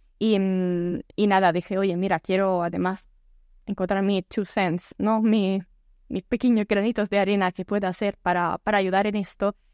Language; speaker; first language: Spanish; non-native, fluent; Italian